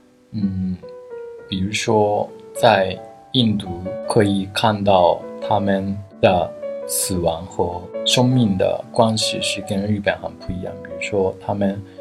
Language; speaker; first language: Chinese; non-native, fluent; Japanese